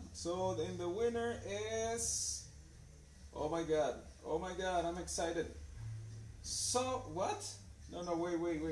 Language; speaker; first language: English; non-native, fluent; Spanish